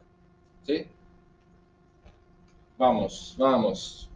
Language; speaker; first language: Spanish; non-native, fluent; English